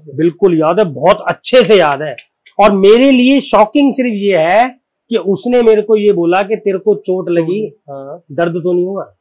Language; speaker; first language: Hindi; native; Hindi